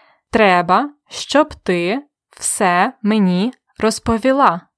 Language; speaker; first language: Ukrainian; native; Ukrainian